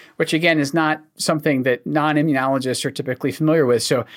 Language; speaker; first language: English; native; English